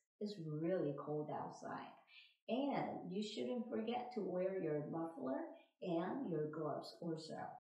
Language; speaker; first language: English; non-native, fluent; Korean